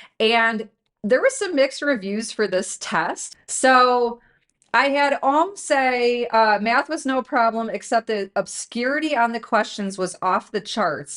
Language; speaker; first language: English; native; English